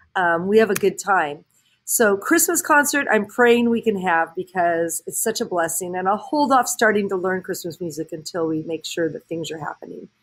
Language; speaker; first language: English; native; English